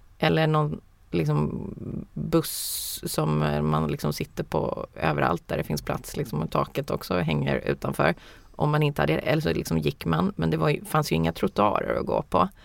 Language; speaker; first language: Swedish; early bilingual, heritage; Swedish